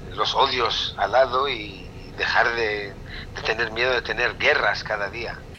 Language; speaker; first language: Spanish; non-native, fluent; Hebrew